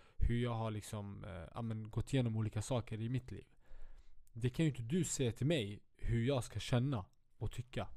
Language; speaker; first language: Swedish; early bilingual, other home language; Kurdish